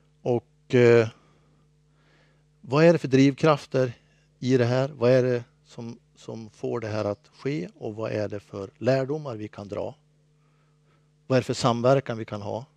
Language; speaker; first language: Swedish; native; Swedish